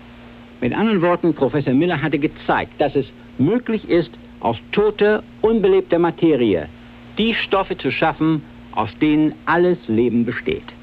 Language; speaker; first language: German; native; German